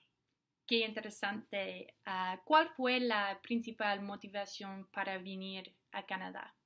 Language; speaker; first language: Spanish; non-native, fluent; English